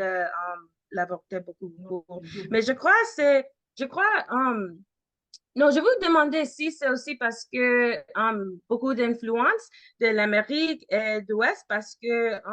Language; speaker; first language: French; early bilingual, heritage; French